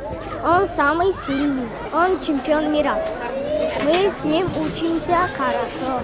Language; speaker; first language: Russian; non-native, local second language; Tajik